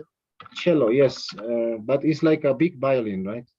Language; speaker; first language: English; non-native, fluent; Spanish